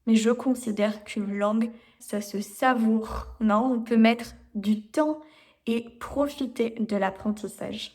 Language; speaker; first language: French; native; French